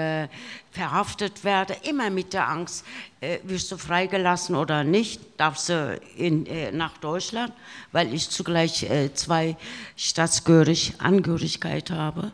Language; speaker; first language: German; non-native, fluent; Turkish